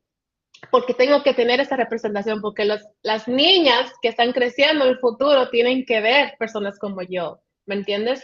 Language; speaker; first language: Spanish; early bilingual, heritage; Spanish